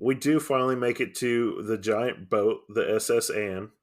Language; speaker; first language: English; native; English